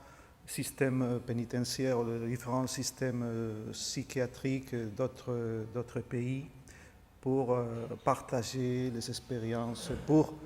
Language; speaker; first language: French; non-native, fluent; Spanish